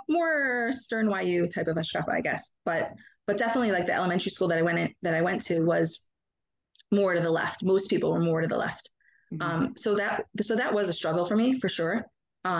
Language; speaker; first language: English; native; English